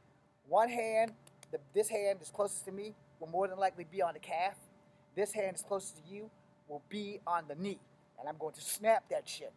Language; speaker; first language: English; native; English